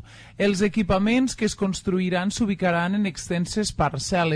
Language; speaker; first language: Catalan; native; Catalan